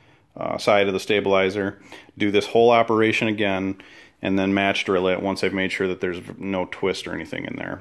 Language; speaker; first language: English; native; English